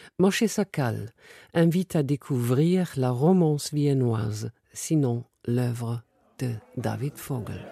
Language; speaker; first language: French; non-native, fluent; German